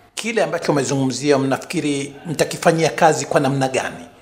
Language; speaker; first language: Swahili; native; Swahili